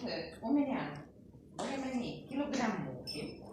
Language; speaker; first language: Russian; non-native, learner; Czech